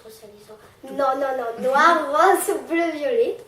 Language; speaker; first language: French; native; French